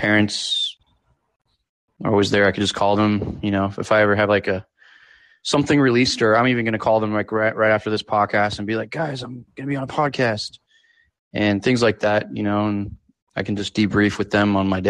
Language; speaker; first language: English; native; English